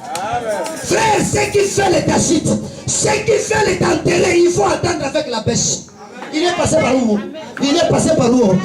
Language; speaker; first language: French; non-native, local second language; Lingala